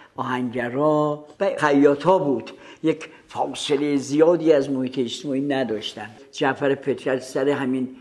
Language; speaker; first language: Persian; native; Persian